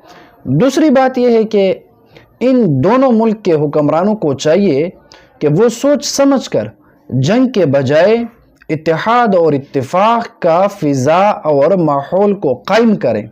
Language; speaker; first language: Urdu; non-native, local second language; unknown